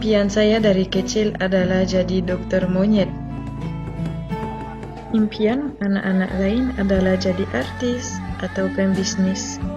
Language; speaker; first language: Indonesian; non-native, fluent; French